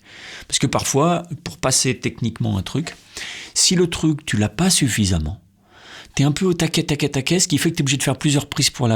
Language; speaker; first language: French; native; French